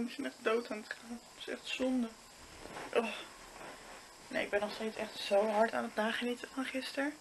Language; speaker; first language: Dutch; native; Dutch